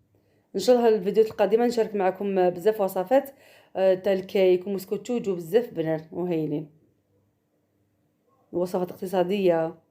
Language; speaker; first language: Arabic; native; Arabic